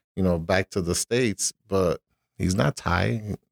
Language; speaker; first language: English; early bilingual, other home language; Spanish